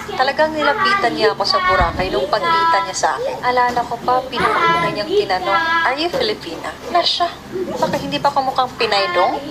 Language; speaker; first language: Filipino; non-native, local second language; Cebuano